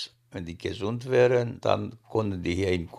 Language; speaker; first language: German; non-native, fluent; Greek